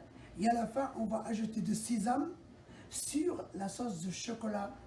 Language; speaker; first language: French; non-native, local second language; Arabic